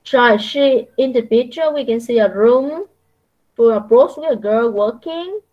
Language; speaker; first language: English; non-native, fluent; Vietnamese